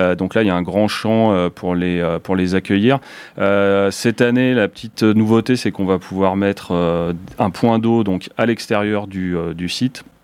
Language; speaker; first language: French; native; French